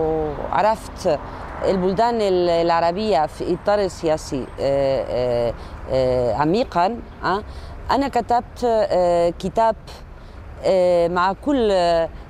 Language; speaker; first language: Arabic; non-native, fluent; Spanish